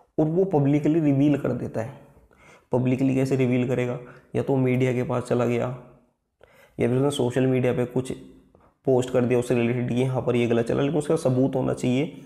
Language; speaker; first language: Hindi; native; Hindi